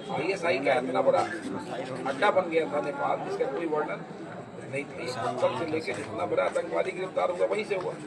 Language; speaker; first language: Hindi; native; Hindi